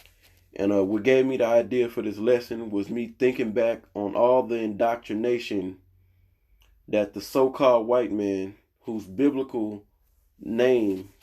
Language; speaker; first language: English; native; English